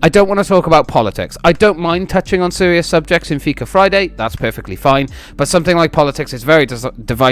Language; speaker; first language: English; native; English